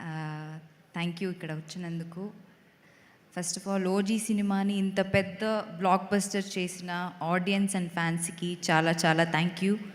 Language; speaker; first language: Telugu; non-native, local second language; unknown